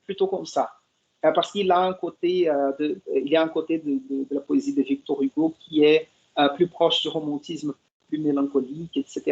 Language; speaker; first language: French; non-native, fluent; Portuguese